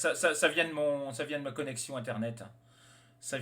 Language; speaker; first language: French; native; French